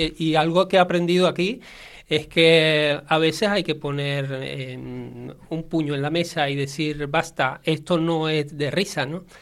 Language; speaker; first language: Spanish; native; Spanish